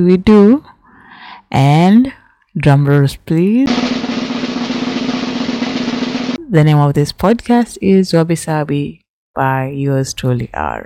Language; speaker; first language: English; non-native, local second language; Swahili